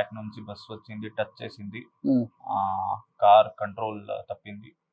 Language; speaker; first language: Telugu; non-native, local second language; Kannada